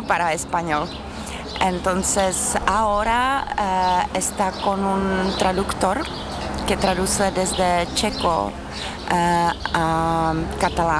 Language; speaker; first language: Spanish; non-native, learner; Czech